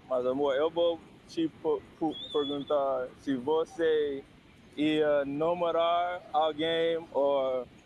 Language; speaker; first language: Portuguese; non-native, learner; English